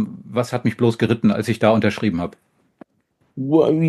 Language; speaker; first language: German; native; German